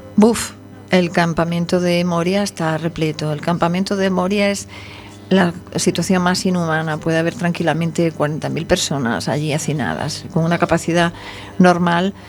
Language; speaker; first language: Spanish; native; Spanish